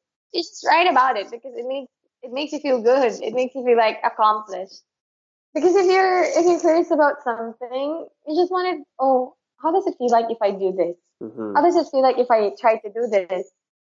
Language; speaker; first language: English; non-native, local second language; Filipino